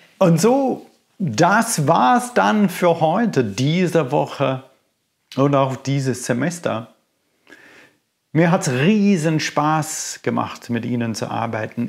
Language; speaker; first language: German; native; German